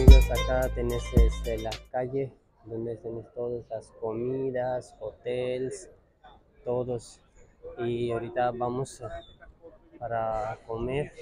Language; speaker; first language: Spanish; non-native, learner; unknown